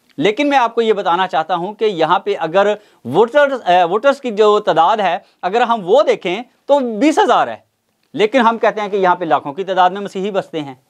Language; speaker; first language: Urdu; non-native, local second language; Punjabi